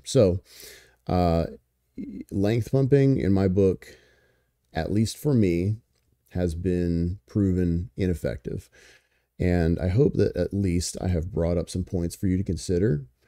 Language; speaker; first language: English; native; English